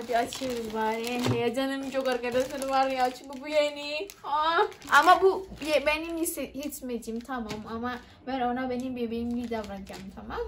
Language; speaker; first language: Turkish; non-native, learner; Indonesian